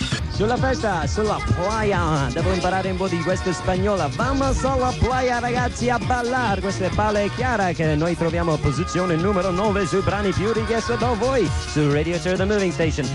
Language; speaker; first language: Italian; non-native, fluent; English